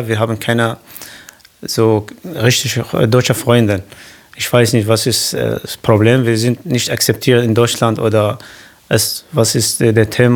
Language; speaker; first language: German; non-native, learner; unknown